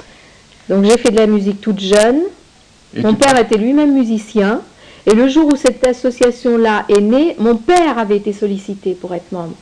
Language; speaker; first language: French; native; French